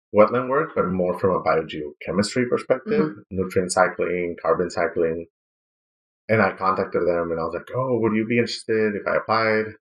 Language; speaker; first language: English; non-native, fluent; Spanish